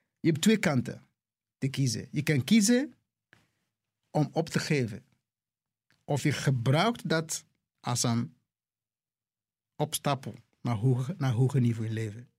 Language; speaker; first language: Dutch; non-native, fluent; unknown